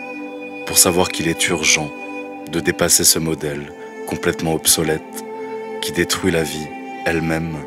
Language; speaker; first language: French; native; French